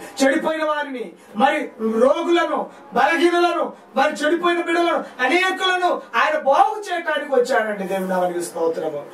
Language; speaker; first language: Telugu; non-native, local second language; Lambadi